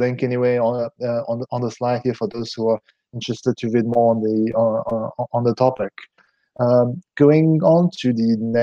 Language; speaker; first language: English; non-native, fluent; French